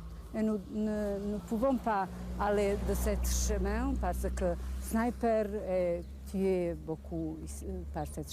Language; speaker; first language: French; non-native, learner; Bosnian